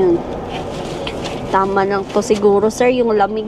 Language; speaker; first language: Filipino; non-native, local second language; Hiligaynon